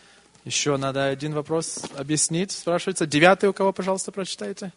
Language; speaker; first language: Russian; early bilingual, heritage; Russian